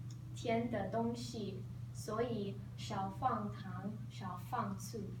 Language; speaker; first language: Chinese; non-native, learner; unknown